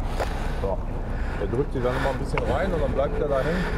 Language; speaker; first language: German; native; German